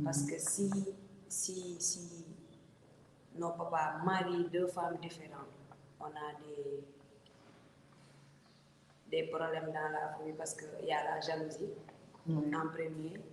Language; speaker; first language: French; non-native, local second language; Wolof